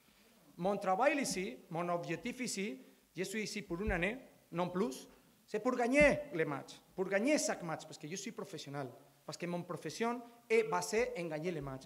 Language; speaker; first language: French; non-native, learner; Spanish